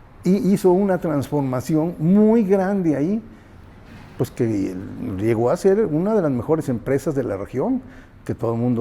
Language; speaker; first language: Spanish; native; Spanish